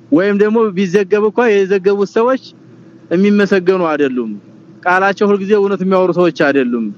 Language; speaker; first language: Amharic; native; Amharic